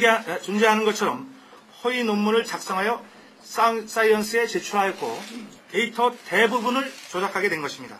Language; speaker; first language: Korean; native; Korean